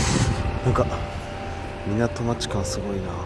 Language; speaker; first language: Japanese; native; Japanese